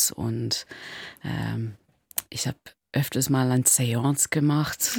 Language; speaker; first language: German; non-native, learner; English